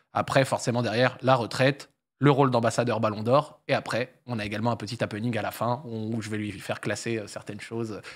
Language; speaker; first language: French; native; French